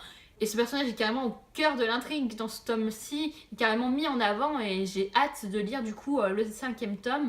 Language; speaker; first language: French; native; French